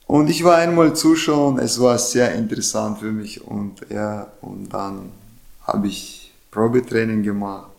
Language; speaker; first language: German; non-native, fluent; Chechen